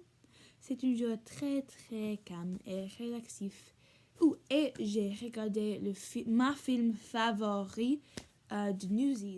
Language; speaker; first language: French; non-native, learner; English